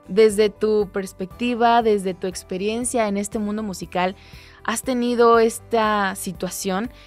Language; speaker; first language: Spanish; native; Spanish